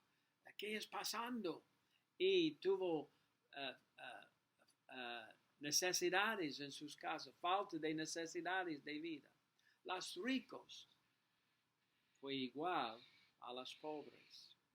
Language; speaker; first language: Spanish; non-native, learner; English